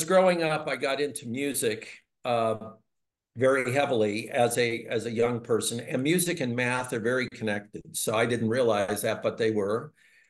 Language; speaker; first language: English; native; English